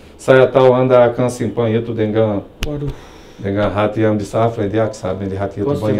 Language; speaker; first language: Indonesian; non-native, fluent; Portuguese